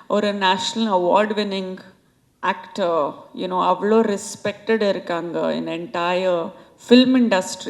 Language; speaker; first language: Tamil; non-native, fluent; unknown